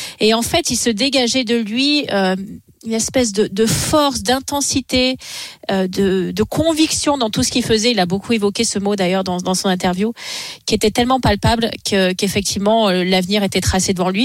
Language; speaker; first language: French; native; French